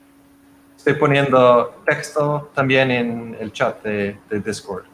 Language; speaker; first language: Spanish; non-native, fluent; English